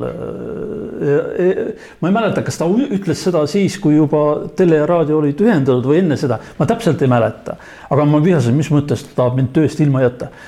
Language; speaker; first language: Estonian; non-native, local second language; Russian